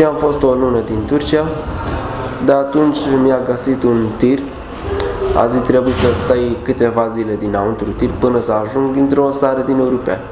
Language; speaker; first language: Romanian; non-native, learner; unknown